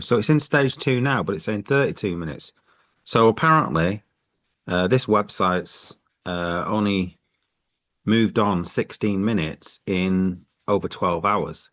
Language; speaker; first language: English; native; English